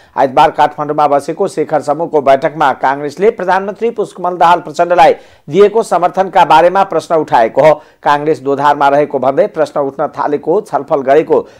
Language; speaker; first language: Nepali; non-native, local second language; Maithili